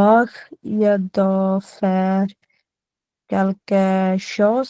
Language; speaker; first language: French; non-native, learner; Punjabi